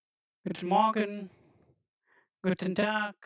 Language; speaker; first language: German; non-native, fluent; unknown